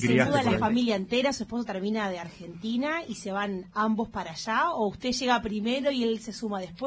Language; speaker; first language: Spanish; native; Spanish